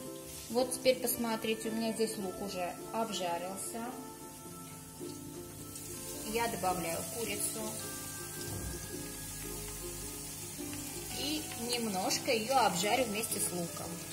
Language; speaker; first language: Russian; non-native, fluent; Armenian